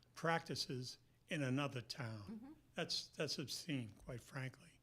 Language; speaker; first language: English; native; English